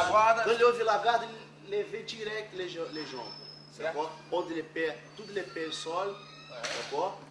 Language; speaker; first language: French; non-native, learner; Portuguese